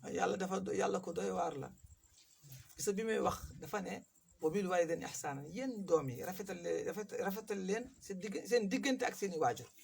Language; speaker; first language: Wolof; non-native, local second language; Fula